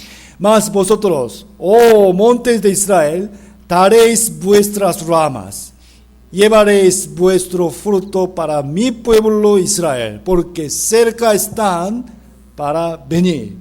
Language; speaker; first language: Spanish; non-native, fluent; Korean